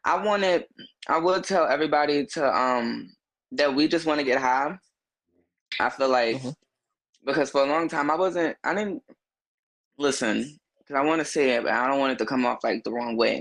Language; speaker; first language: English; native; English